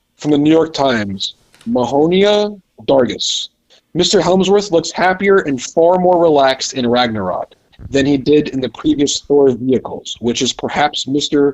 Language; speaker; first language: English; native; English